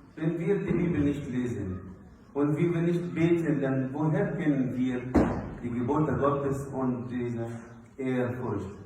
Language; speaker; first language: German; non-native, fluent; Arabic